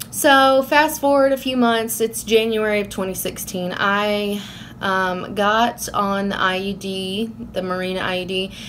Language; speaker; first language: English; native; English